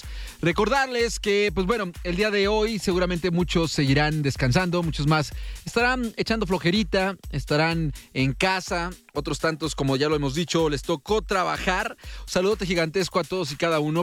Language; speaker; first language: Spanish; native; Spanish